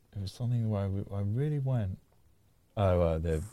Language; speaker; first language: English; native; English